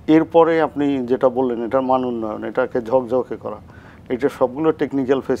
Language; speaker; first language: Bangla; native; Bangla